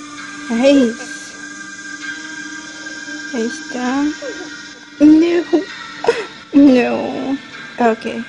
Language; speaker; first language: Spanish; early bilingual, heritage; Spanish